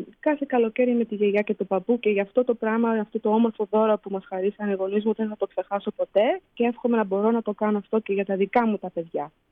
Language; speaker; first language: Greek; early bilingual, heritage; Greek